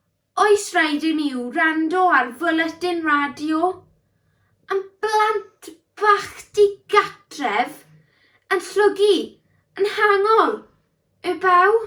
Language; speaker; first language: Welsh; non-native, learner; English